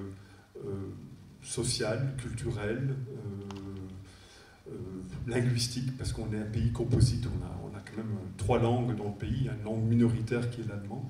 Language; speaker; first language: French; native; French